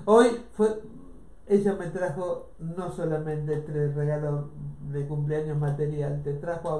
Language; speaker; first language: Spanish; native; Spanish